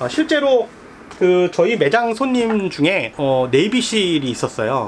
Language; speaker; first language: Korean; native; Korean